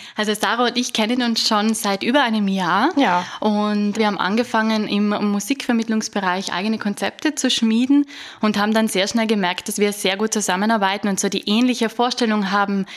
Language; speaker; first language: German; native; German